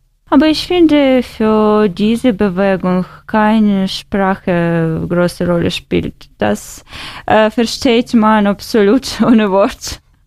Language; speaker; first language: German; non-native, learner; Russian